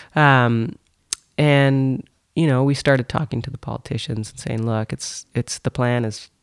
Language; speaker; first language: English; native; English